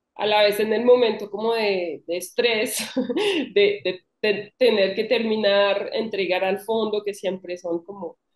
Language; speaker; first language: Spanish; non-native, fluent; French